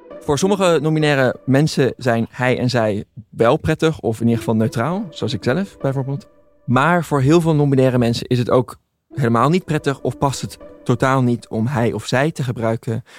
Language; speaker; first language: Dutch; native; Dutch